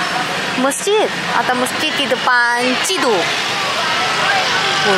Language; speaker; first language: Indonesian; non-native, fluent; Korean